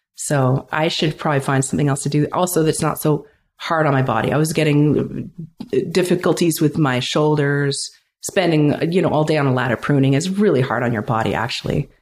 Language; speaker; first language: English; native; English